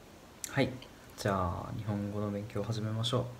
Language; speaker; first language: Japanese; non-native, learner; Georgian